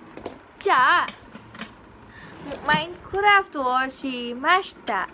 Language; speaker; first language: Japanese; non-native, learner; English